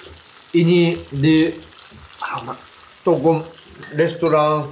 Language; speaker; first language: Indonesian; non-native, learner; Japanese